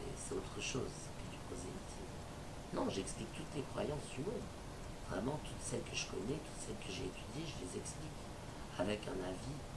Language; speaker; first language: French; native; French